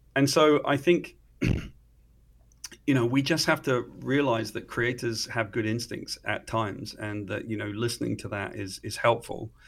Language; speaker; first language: English; native; English